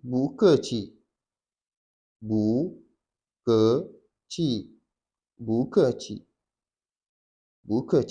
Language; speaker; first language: Chinese; non-native, fluent; Wolof